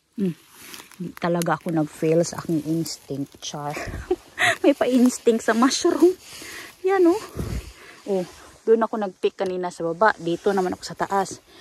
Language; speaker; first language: Filipino; non-native, local second language; Cebuano